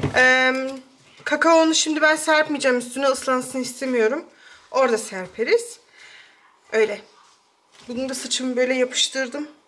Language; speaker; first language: Turkish; early bilingual, heritage; Turkish